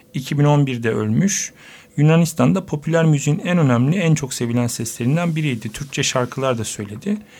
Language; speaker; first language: Turkish; native; Turkish